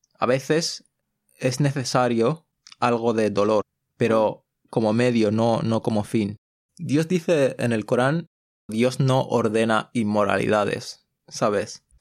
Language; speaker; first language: Spanish; early bilingual, other home language; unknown